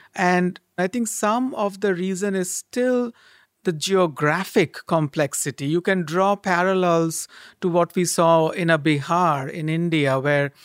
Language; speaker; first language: English; non-native, local second language; Bangla